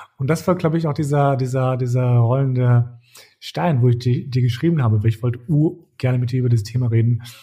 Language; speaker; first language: German; early bilingual, other home language; Albanian